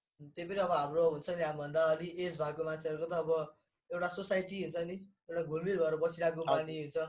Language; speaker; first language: Nepali; native; Nepali